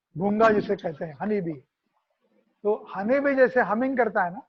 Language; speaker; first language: Hindi; non-native, local second language; Marathi